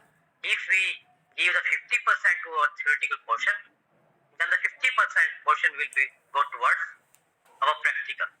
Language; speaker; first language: English; non-native, local second language; Hindi